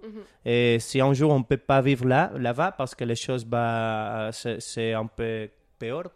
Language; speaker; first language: French; non-native, learner; Catalan